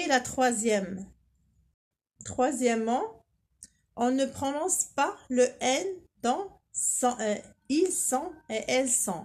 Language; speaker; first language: French; non-native, local second language; Arabic